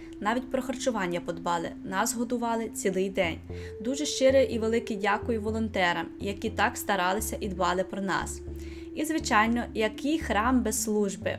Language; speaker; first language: Ukrainian; native; Ukrainian